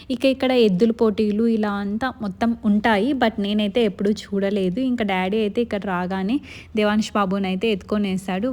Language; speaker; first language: Telugu; non-native, local second language; Lambadi